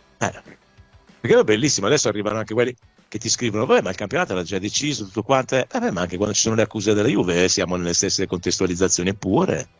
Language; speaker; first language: Italian; native; Italian